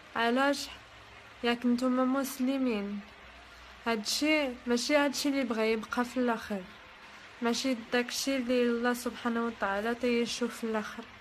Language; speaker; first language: Arabic; non-native, fluent; English